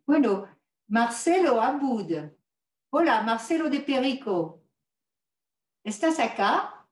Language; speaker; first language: Spanish; non-native, learner; French